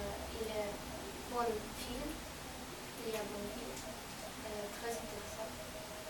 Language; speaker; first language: French; non-native, learner; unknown